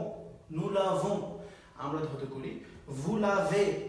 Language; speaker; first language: French; non-native, fluent; Bangla